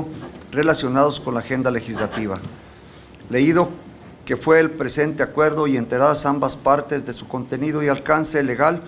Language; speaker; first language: Spanish; native; Spanish